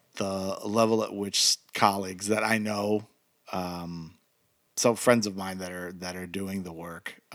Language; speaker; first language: English; early bilingual, other home language; Spanish